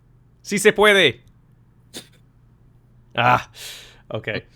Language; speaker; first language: Spanish; non-native, learner; English